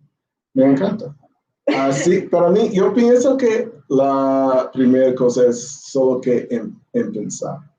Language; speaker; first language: Spanish; non-native, learner; English